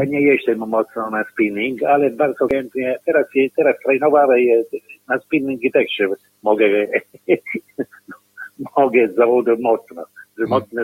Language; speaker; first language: Polish; non-native, learner; Italian